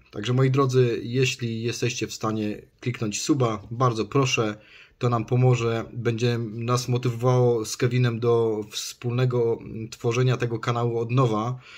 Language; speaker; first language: Polish; native; Polish